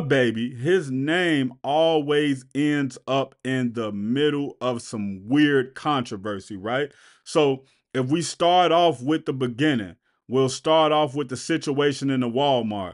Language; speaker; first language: English; native; English